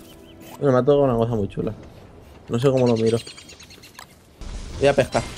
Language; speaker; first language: Spanish; native; Spanish